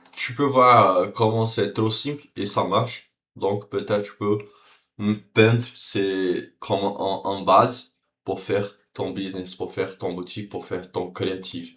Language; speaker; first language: French; non-native, learner; Portuguese